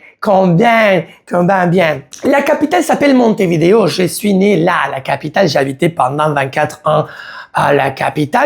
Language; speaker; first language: French; non-native, learner; Spanish